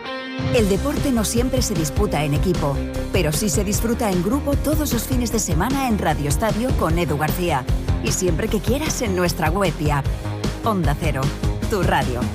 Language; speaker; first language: Spanish; native; Spanish